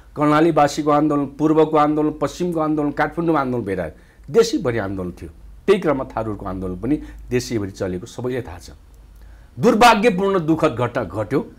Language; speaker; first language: Nepali; non-native, local second language; Dangaura Tharu